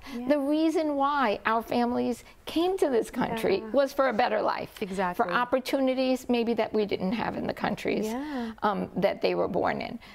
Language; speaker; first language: English; native; English